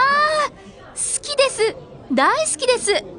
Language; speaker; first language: Japanese; non-native, learner; English